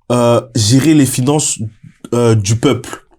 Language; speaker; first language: French; native; French